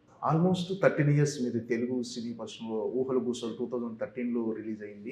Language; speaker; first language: Telugu; native; Telugu